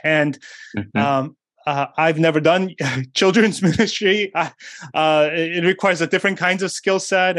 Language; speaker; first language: English; early bilingual, other home language; Korean